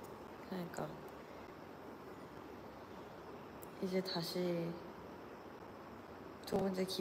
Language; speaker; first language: Korean; non-native, fluent; Thai